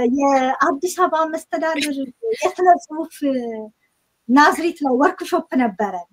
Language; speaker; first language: Amharic; native; Amharic